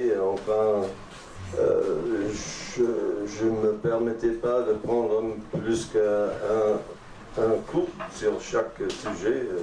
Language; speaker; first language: French; non-native, fluent; English